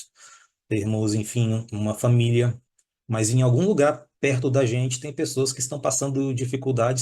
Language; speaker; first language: Portuguese; native; Portuguese